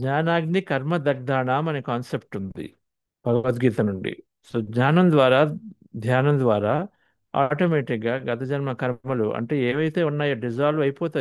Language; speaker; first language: Telugu; native; Telugu